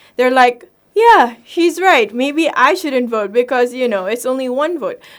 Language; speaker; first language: English; non-native, local second language; Malay